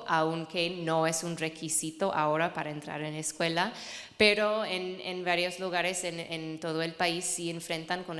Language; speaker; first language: Spanish; non-native, fluent; English